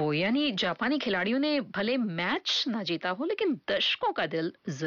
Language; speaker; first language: Hindi; native; Hindi